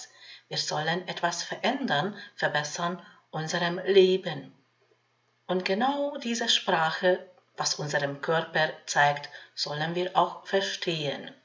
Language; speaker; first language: German; non-native, fluent; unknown